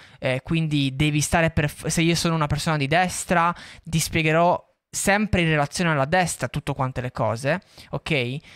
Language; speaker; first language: Italian; native; Italian